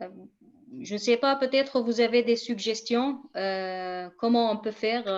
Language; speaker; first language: French; non-native, fluent; Kurdish